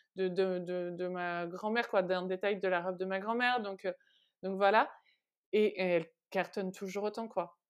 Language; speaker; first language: French; native; French